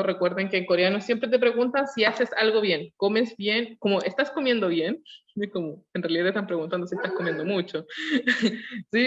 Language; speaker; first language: Spanish; non-native, learner; Korean